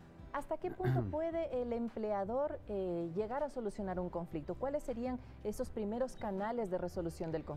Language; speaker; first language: Spanish; native; Spanish